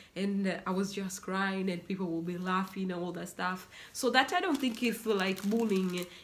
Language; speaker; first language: English; non-native, local second language; Swahili